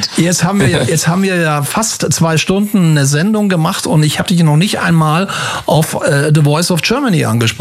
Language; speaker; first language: German; native; German